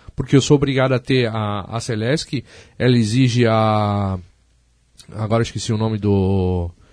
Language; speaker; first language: Portuguese; native; Portuguese